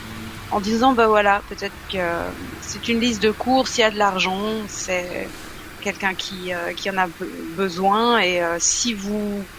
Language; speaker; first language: French; native; French